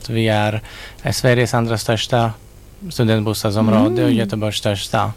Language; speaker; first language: Swedish; non-native, fluent; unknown